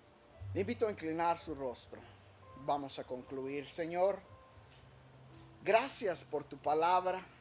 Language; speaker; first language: Spanish; native; Spanish